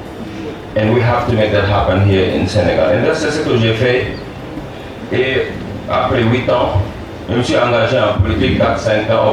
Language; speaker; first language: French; non-native, local second language; Wolof